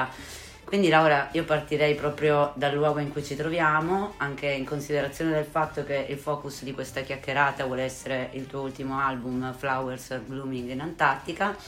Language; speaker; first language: Italian; native; Italian